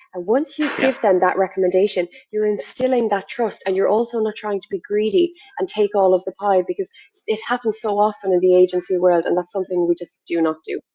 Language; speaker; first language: English; native; English